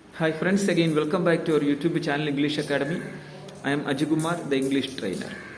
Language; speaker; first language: English; non-native, local second language; Malayalam